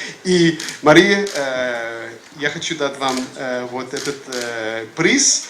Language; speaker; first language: Russian; non-native, fluent; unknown